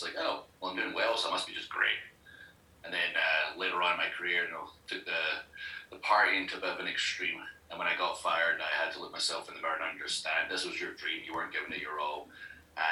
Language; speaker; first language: English; native; English